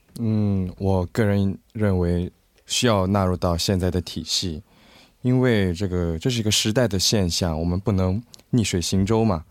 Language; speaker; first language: Chinese; non-native, fluent; Korean